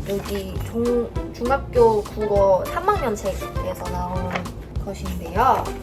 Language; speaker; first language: Korean; non-native, fluent; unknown